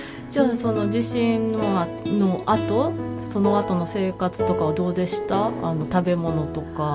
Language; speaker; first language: Japanese; native; Japanese